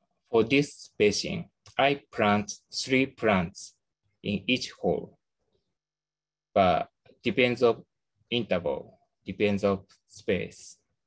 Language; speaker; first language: English; non-native, learner; Japanese